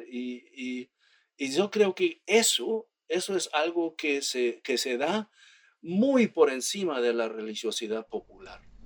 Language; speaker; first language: Spanish; non-native, fluent; German